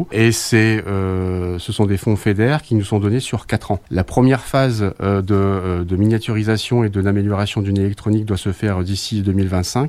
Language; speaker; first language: French; native; French